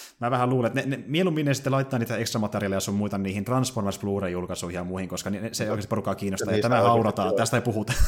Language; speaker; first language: Finnish; native; Finnish